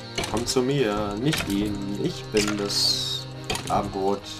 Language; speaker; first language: German; native; German